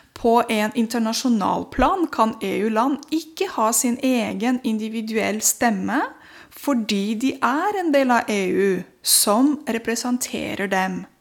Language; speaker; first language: Norwegian; non-native, fluent; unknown